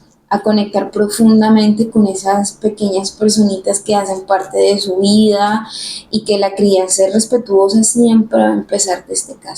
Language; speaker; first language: Spanish; native; Spanish